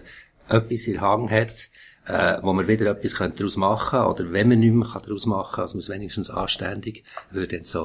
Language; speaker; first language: German; native; German